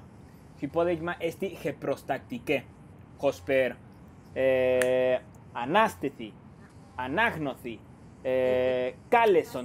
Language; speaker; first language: Greek; non-native, fluent; Spanish